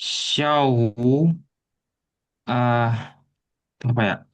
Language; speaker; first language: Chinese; non-native, learner; Indonesian